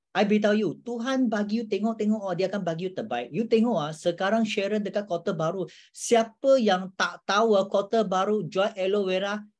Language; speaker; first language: Malay; non-native, local second language; Chinese